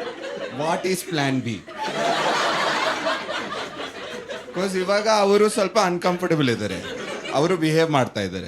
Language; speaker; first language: Kannada; non-native, learner; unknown